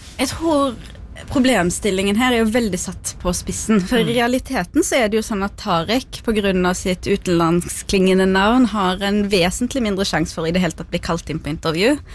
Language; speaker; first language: Norwegian; early bilingual, other home language; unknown